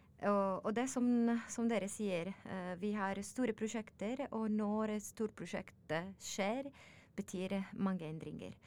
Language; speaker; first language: Norwegian; non-native, learner; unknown